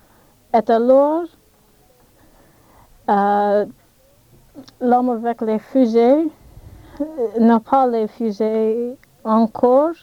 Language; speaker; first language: French; non-native, learner; English